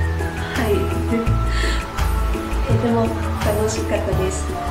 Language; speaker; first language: Japanese; non-native, learner; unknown